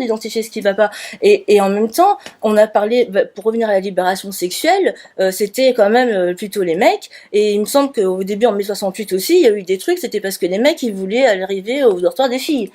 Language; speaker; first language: French; native; French